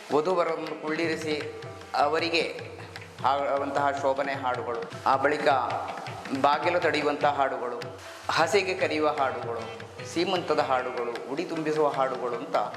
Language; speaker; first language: Kannada; non-native, local second language; Konkani